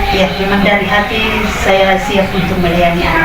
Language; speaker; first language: Indonesian; non-native, local second language; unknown